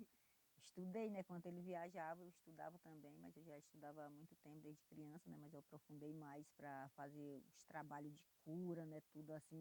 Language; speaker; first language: Portuguese; non-native, local second language; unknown